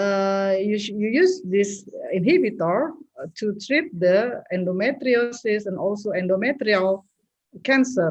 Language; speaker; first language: English; non-native, local second language; Indonesian